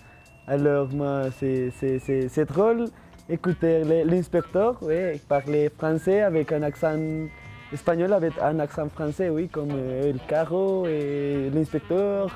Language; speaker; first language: French; non-native, learner; Spanish